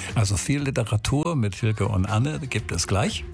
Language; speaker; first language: German; native; German